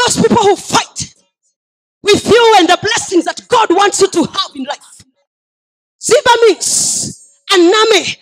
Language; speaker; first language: English; non-native, local second language; Swahili